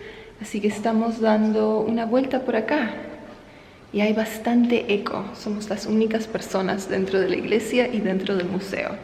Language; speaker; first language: Spanish; native; Spanish